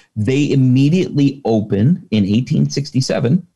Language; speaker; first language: English; native; English